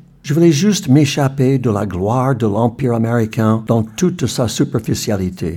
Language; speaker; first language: French; non-native, fluent; English